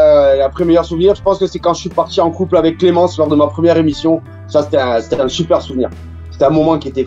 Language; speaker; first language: French; native; French